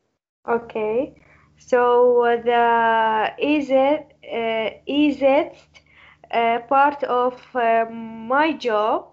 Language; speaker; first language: English; non-native, learner; Arabic